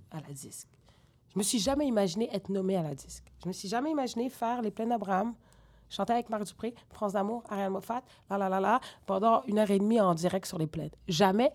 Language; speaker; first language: French; native; French